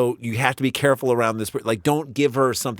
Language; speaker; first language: English; native; English